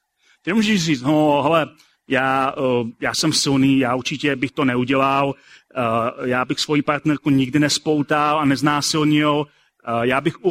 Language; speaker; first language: Czech; native; Czech